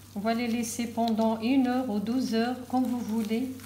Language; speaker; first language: French; non-native, local second language; Arabic